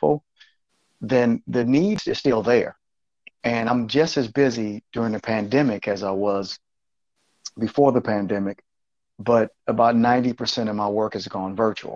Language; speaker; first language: English; native; English